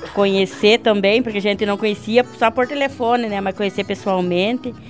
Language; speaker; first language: Portuguese; native; Portuguese